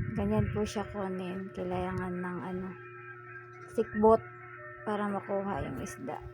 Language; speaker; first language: Filipino; non-native, local second language; Waray